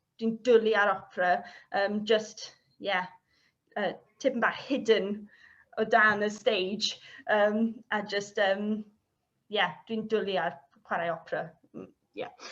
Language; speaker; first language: Welsh; non-native, learner; English